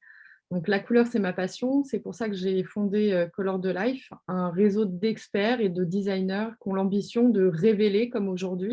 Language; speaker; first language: French; native; French